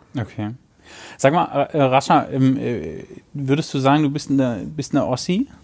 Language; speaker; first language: German; native; German